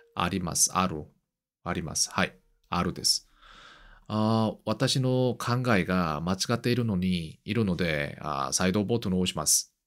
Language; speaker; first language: Japanese; non-native, learner; Korean